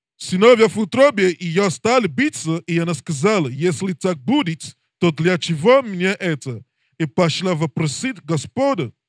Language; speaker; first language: Russian; non-native, learner; English